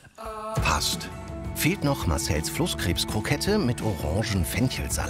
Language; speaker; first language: German; native; German